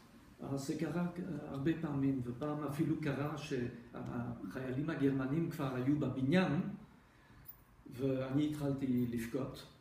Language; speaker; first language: Hebrew; non-native, fluent; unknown